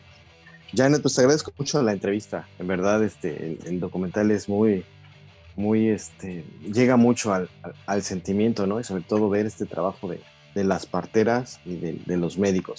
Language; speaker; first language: Spanish; native; Spanish